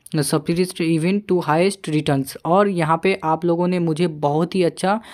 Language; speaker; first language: Hindi; native; Hindi